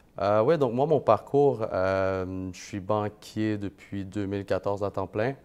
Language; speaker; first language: French; early bilingual, other home language; Vietnamese